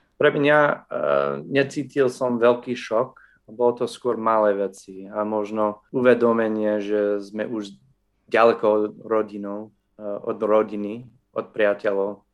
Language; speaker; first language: Slovak; non-native, fluent; English